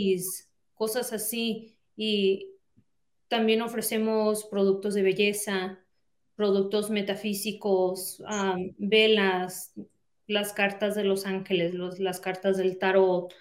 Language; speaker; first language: Spanish; early bilingual, heritage; Spanish